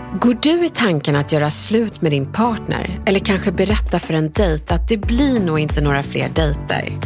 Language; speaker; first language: Swedish; native; Swedish